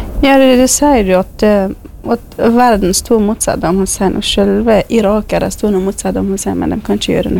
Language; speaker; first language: Norwegian; non-native, fluent; Kurdish